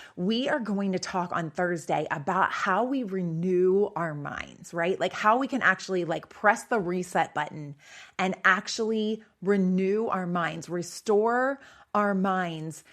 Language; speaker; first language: English; native; English